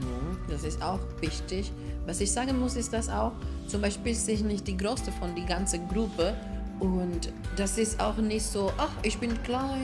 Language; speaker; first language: German; non-native, fluent; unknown